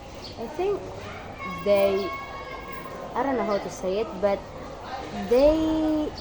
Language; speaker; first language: English; non-native, learner; Indonesian